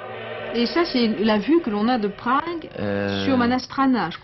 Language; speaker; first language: French; native; French